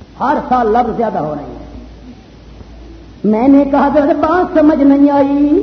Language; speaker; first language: Urdu; non-native, local second language; Punjabi